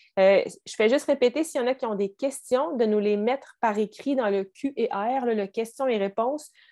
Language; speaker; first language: French; native; French